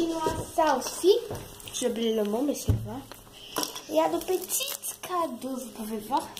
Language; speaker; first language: French; early bilingual, other home language; Portuguese